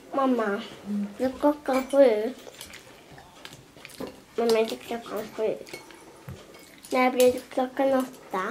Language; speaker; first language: Swedish; early bilingual, other home language; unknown